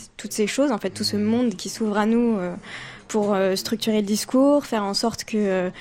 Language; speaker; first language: French; native; French